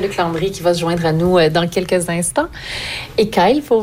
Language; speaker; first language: French; native; French